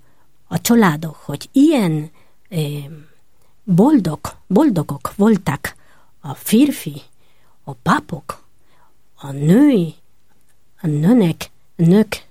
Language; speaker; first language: Hungarian; non-native, learner; Spanish